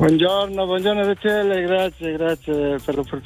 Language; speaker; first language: Italian; native; Italian